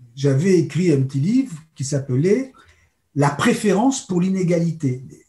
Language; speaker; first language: French; native; French